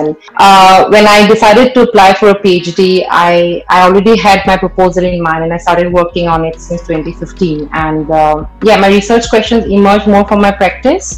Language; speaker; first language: English; non-native, local second language; Assamese